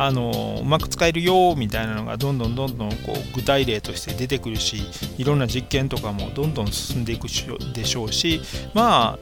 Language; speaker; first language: Japanese; native; Japanese